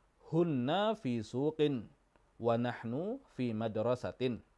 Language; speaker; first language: Arabic; non-native, fluent; Indonesian